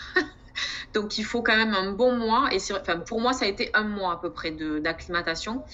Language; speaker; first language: French; native; French